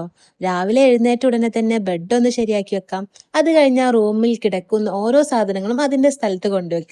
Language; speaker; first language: Malayalam; native; Malayalam